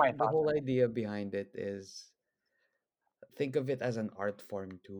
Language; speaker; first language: English; non-native, local second language; Filipino